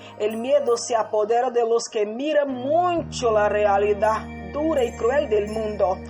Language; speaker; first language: Spanish; non-native, fluent; Portuguese